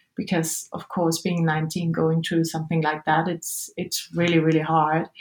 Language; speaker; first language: English; non-native, fluent; Danish